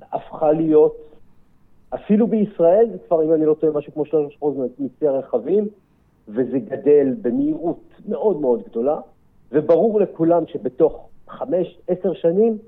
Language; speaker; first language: Hebrew; native; Hebrew